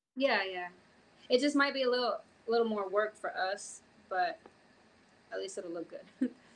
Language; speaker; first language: English; native; English